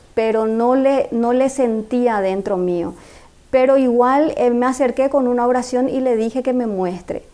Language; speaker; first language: Spanish; native; Spanish